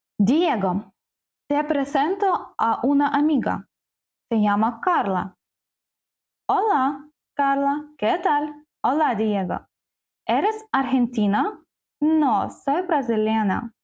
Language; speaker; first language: Spanish; non-native, learner; Ukrainian